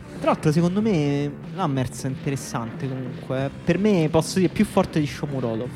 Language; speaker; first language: Italian; native; Italian